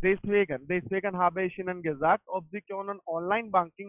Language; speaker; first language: German; non-native, learner; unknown